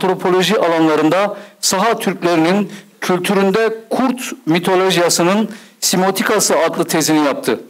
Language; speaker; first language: Turkish; native; Turkish